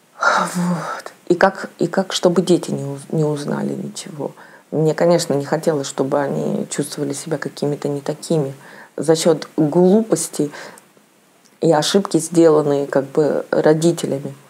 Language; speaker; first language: Russian; native; Russian